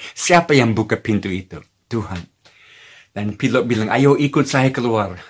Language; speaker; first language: Indonesian; non-native, fluent; English